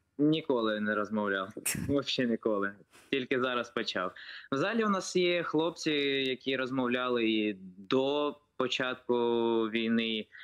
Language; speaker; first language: Ukrainian; non-native, local second language; Russian